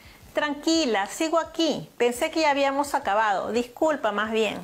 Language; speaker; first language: Spanish; native; Spanish